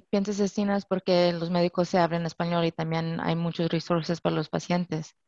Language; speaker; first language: Spanish; non-native, learner; English